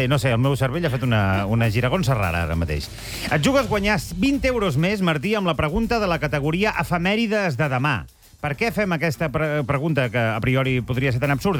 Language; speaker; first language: Catalan; native; Catalan